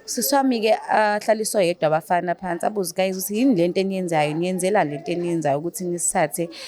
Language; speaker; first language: Zulu; native; Zulu